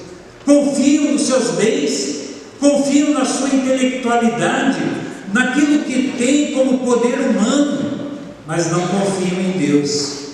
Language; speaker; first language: Portuguese; native; Portuguese